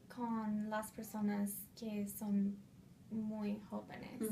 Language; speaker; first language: Spanish; non-native, fluent; English